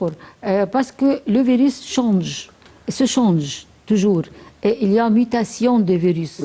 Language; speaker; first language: French; non-native, fluent; Arabic